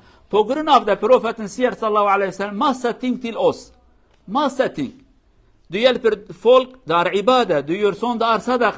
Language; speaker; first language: Swedish; non-native, learner; Kurdish